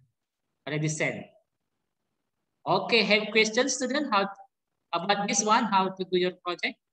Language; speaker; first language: English; non-native, learner; Indonesian